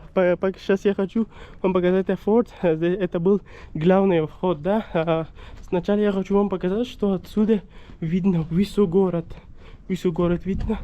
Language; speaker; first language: Russian; non-native, learner; Pashto